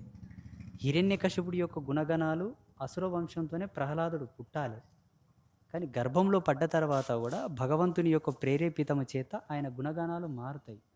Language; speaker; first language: Telugu; native; Telugu